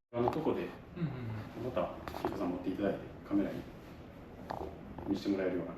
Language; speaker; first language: Japanese; native; Japanese